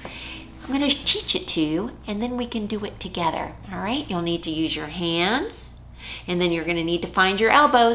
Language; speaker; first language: English; native; English